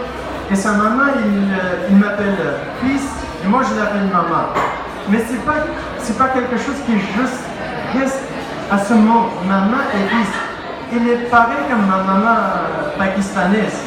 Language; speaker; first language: French; non-native, learner; Pashto